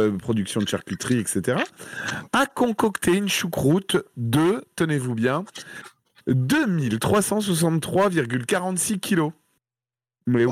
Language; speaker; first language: French; native; French